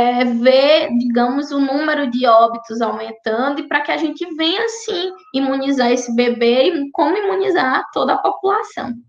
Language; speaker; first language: Portuguese; native; Portuguese